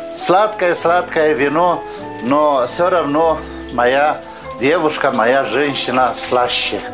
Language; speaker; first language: Russian; non-native, local second language; Romanian